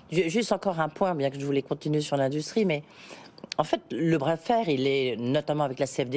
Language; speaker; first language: French; native; French